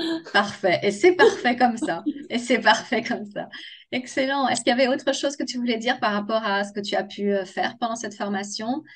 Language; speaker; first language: French; native; French